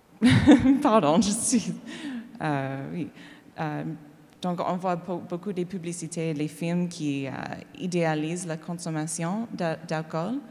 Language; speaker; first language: French; non-native, learner; English